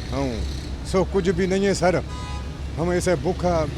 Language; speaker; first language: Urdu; non-native, local second language; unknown